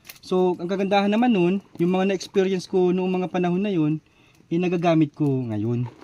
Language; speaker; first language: Filipino; non-native, local second language; Bikol